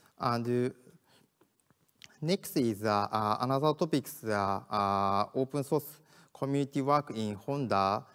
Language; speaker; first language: English; non-native, learner; Japanese